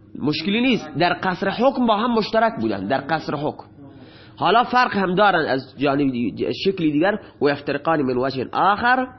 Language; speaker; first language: Persian; non-native, local second language; Baluchi